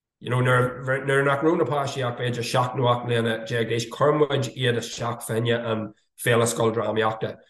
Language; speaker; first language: Irish; non-native, fluent; English